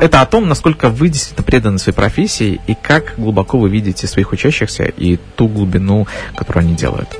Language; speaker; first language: Russian; native; Russian